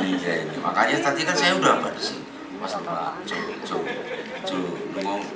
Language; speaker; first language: Indonesian; native; Indonesian